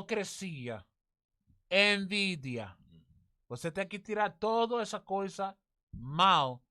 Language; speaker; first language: Portuguese; non-native, learner; English